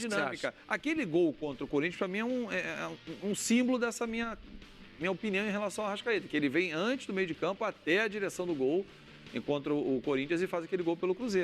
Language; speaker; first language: Portuguese; native; Portuguese